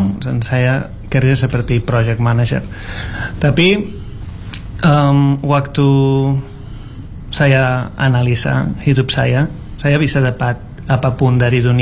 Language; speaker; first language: Indonesian; non-native, learner; Spanish